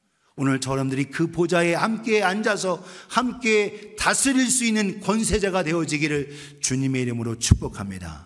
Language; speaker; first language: Korean; native; Korean